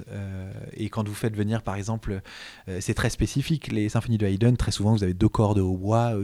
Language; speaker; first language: French; native; French